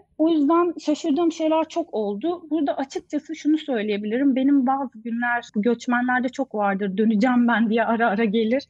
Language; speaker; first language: Turkish; native; Turkish